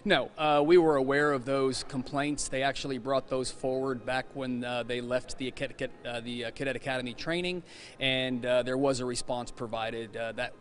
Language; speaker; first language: English; native; English